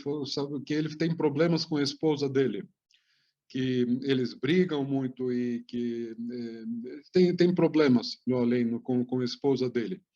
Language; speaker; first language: Portuguese; non-native, fluent; Hebrew